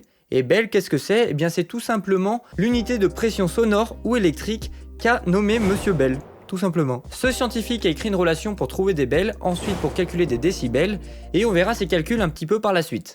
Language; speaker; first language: French; native; French